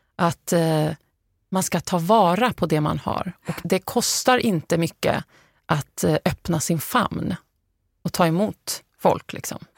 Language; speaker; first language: Swedish; early bilingual, other home language; Arabic